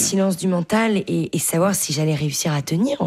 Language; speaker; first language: French; native; French